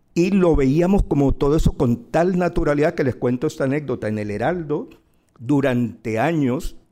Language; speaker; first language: Spanish; native; Spanish